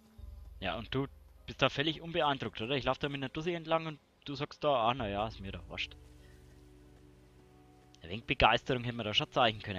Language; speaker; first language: German; native; German